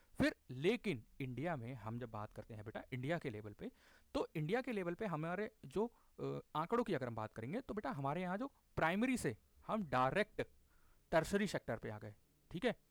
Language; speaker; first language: Hindi; native; Hindi